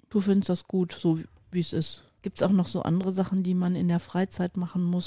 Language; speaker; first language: German; native; German